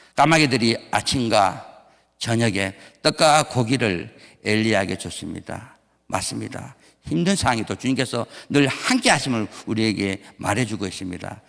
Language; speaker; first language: Korean; native; Korean